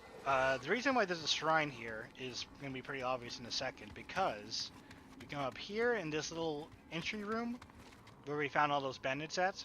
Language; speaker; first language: English; native; English